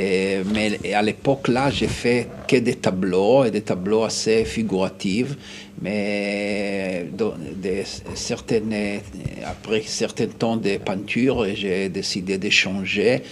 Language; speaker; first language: French; non-native, fluent; Hebrew